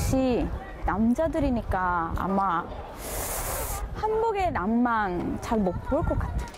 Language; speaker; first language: Korean; non-native, learner; Italian